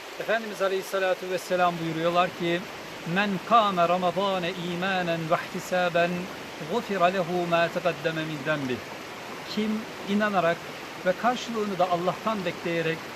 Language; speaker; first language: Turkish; native; Turkish